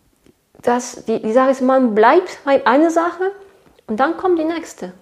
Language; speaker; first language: German; non-native, fluent; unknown